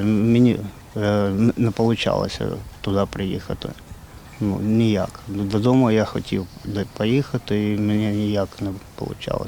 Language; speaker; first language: Ukrainian; non-native, local second language; Russian